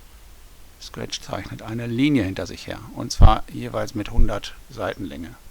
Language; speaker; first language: German; native; German